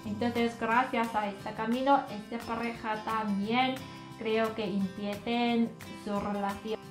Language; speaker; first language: Spanish; non-native, learner; Korean